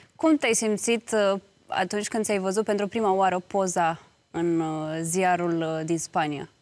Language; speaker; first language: Romanian; native; Romanian